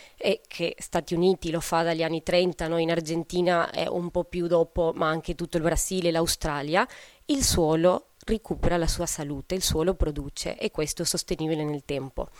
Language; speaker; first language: Italian; non-native, fluent; Spanish